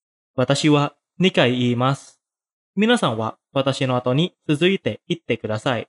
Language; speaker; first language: Japanese; non-native, fluent; Indonesian